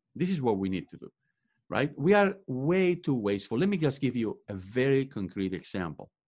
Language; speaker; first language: English; non-native, fluent; Spanish